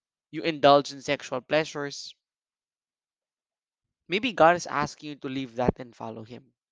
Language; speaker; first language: English; non-native, local second language; Filipino